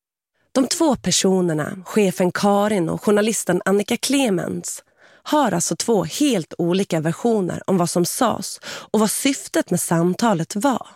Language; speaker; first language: Swedish; native; Swedish